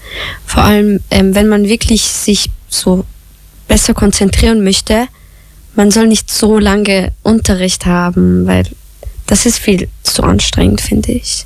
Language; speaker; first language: German; early bilingual, other home language; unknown